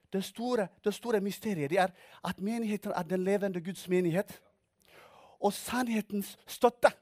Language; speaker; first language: Norwegian; non-native, fluent; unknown